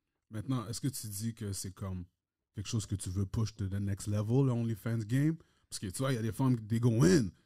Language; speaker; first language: French; early bilingual, heritage; French